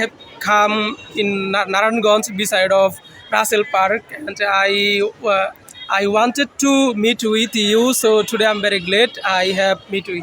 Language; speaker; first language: English; non-native, learner; Bangla